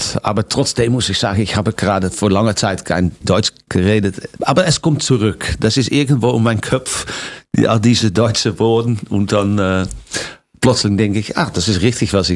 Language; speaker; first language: German; non-native, fluent; Dutch